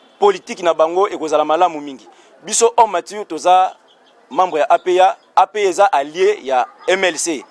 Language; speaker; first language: Lingala; native; Lingala